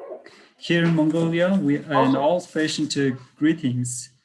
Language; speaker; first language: English; non-native, learner; Mongolian